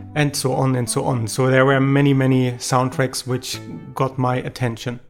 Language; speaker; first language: English; non-native, fluent; German